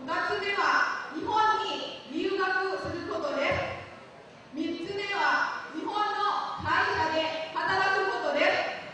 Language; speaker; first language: Japanese; non-native, learner; Lao